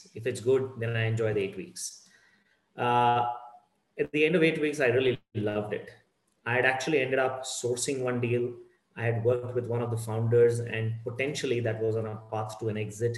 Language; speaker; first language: English; non-native, local second language; Kannada